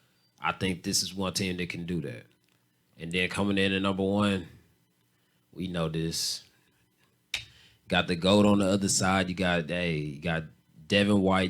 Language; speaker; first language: English; native; English